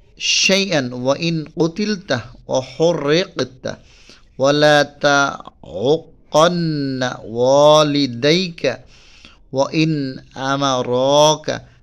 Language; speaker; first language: Arabic; non-native, fluent; Bangla